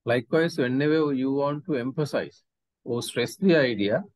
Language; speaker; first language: English; non-native, local second language; Sinhala